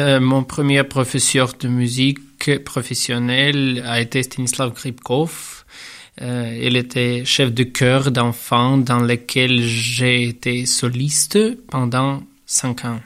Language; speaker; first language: French; non-native, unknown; Russian